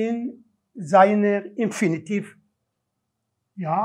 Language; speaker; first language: German; non-native, learner; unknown